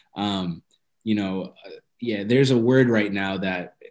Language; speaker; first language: English; early bilingual, other home language; Amharic